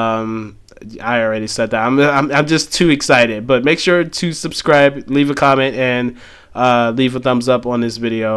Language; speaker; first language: English; native; English